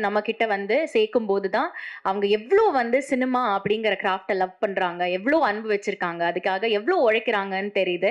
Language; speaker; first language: Tamil; native; Tamil